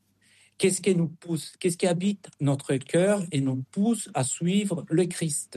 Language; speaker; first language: French; non-native, fluent; Spanish